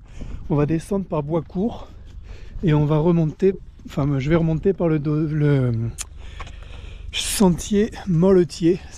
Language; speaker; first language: French; native; French